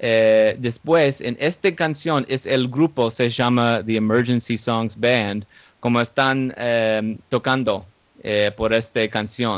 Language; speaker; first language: Spanish; non-native, learner; English